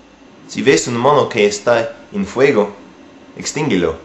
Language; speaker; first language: Spanish; non-native, learner; English